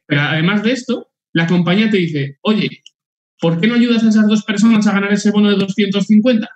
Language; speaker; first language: Spanish; native; Spanish